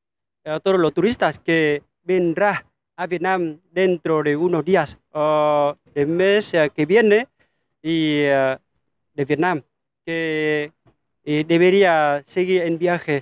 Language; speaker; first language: Spanish; non-native, fluent; Vietnamese